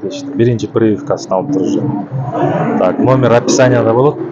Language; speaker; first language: Russian; non-native, local second language; Kyrgyz